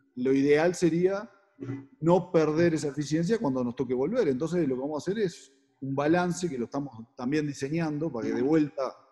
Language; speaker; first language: Spanish; native; Spanish